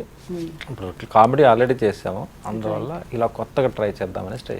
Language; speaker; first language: Telugu; native; Telugu